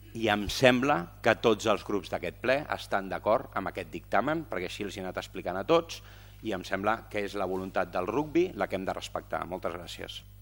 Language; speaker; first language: Catalan; native; Catalan